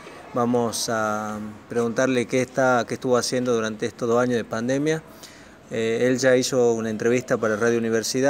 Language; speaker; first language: Spanish; native; Spanish